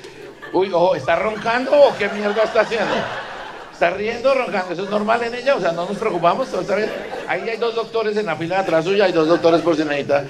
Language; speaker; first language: Spanish; native; Spanish